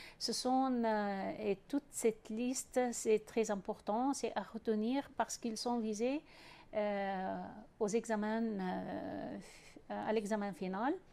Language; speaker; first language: French; non-native, fluent; Arabic